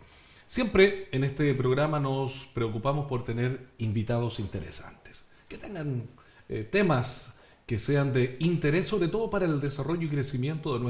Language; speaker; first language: Spanish; native; Spanish